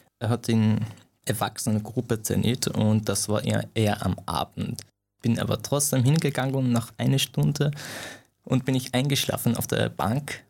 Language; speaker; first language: German; non-native, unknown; Persian